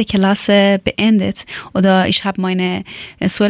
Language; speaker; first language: German; non-native, learner; Persian